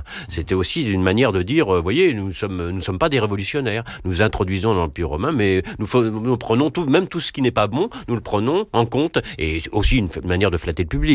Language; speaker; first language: French; native; French